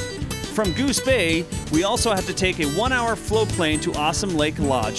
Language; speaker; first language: English; native; English